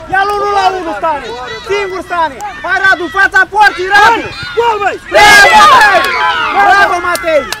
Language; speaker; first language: Romanian; native; Romanian